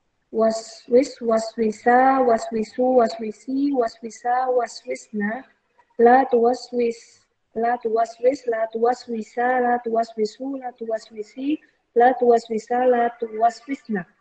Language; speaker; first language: Arabic; non-native, learner; Indonesian